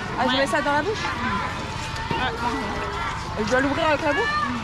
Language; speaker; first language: French; native; French